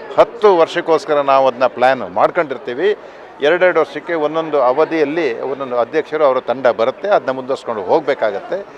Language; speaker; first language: Kannada; non-native, local second language; Tulu